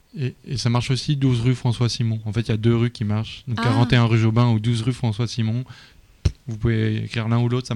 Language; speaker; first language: French; native; French